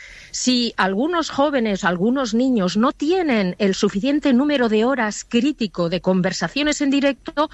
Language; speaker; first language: Spanish; native; Spanish